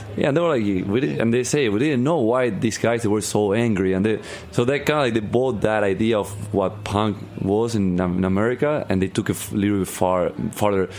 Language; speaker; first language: English; non-native, learner; Spanish